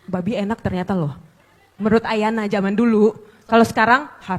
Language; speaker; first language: Indonesian; native; Indonesian